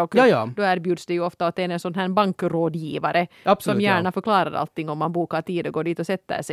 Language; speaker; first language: Swedish; native; Swedish